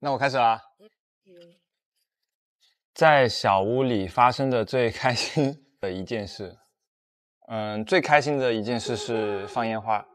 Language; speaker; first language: Chinese; native; Chinese